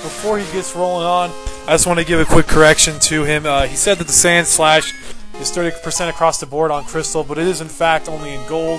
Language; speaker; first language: English; native; English